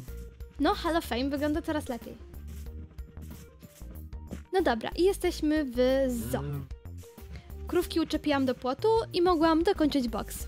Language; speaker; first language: Polish; native; Polish